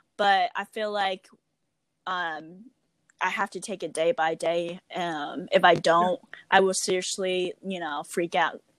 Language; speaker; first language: English; native; English